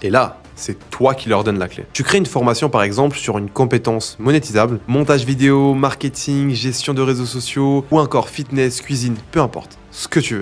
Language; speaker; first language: French; native; French